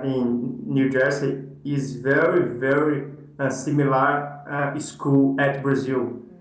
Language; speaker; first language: English; non-native, learner; Portuguese